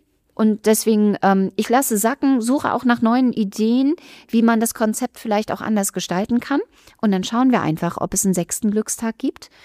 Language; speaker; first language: German; native; German